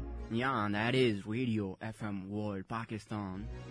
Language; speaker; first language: English; non-native, local second language; Hindi